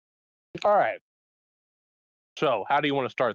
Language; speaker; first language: English; native; English